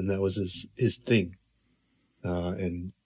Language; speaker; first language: English; native; English